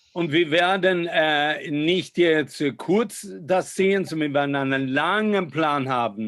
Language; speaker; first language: German; non-native, fluent; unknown